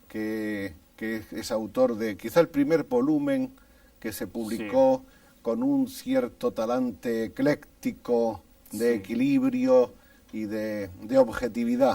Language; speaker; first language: Spanish; native; Spanish